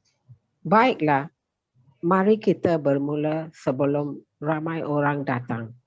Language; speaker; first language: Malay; non-native, learner; Tamil